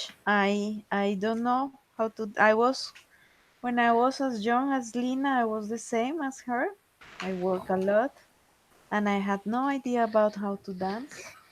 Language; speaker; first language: English; non-native, fluent; Spanish